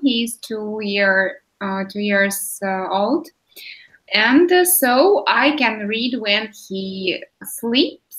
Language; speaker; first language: English; non-native, fluent; Russian